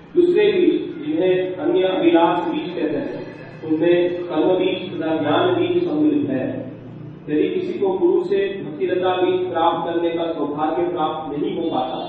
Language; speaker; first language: Hindi; native; Hindi